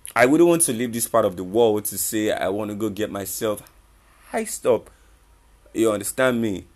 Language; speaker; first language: English; non-native, local second language; Yoruba